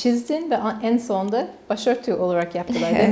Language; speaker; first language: Turkish; non-native, learner; English